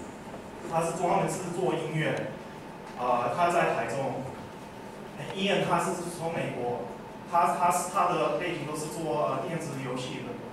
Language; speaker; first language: Chinese; early bilingual, heritage; English